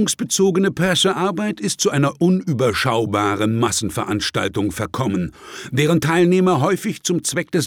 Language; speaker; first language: German; native; German